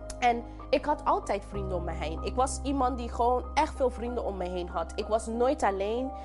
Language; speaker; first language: Dutch; non-native, local second language; English